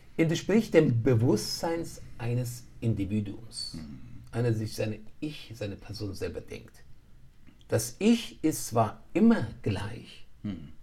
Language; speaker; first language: German; non-native, fluent; Persian